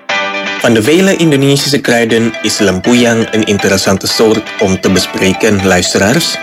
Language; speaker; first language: Dutch; non-native, fluent; Indonesian